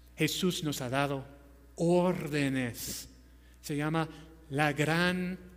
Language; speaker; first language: Spanish; non-native, fluent; English